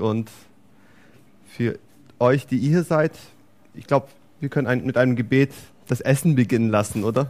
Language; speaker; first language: German; native; German